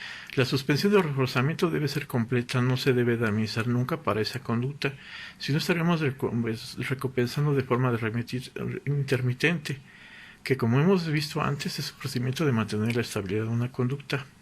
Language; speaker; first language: Spanish; native; Spanish